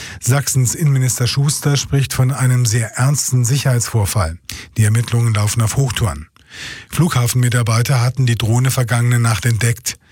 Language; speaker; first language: German; native; German